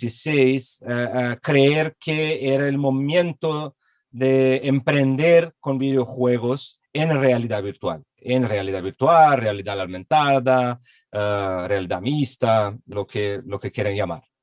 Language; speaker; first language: Spanish; non-native, fluent; Portuguese